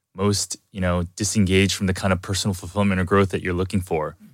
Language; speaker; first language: English; early bilingual, other home language; Korean